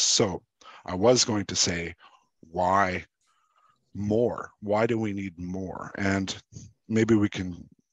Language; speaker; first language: English; native; English